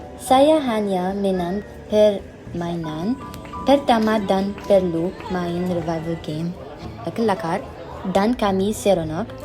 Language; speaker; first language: Malay; non-native, learner; Arabic